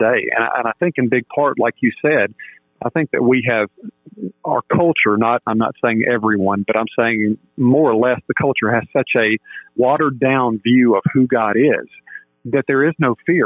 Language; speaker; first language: English; native; English